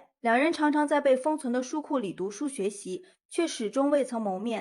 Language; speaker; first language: Chinese; native; Chinese